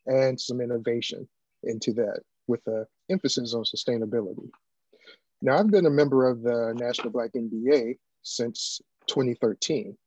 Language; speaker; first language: English; native; English